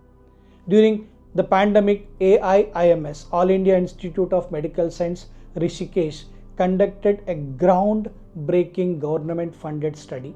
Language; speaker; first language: English; non-native, local second language; Telugu